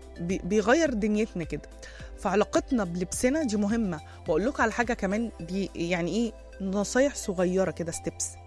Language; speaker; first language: Arabic; native; Arabic